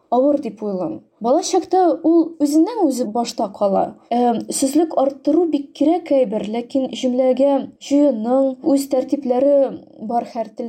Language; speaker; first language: Tatar; non-native, learner; Russian